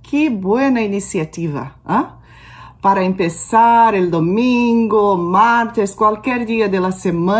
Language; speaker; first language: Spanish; non-native, learner; Portuguese